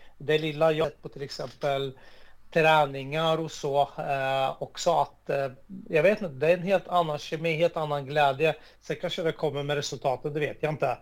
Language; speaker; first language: Swedish; early bilingual, other home language; Arabic